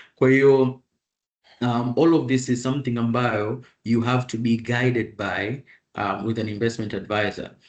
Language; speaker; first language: English; non-native, local second language; Swahili